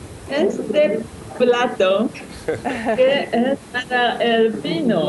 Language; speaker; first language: Spanish; non-native, learner; Japanese